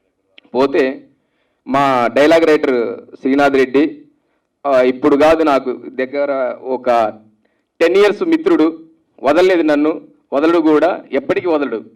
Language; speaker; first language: Telugu; native; Telugu